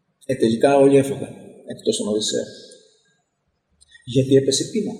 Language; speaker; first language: Greek; native; Greek